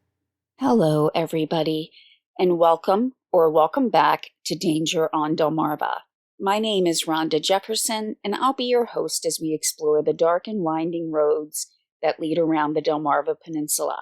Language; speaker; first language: English; native; English